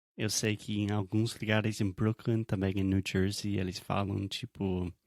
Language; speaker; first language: Portuguese; non-native, fluent; English